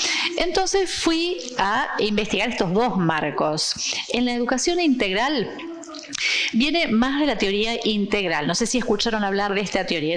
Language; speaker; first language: Spanish; non-native, fluent; Portuguese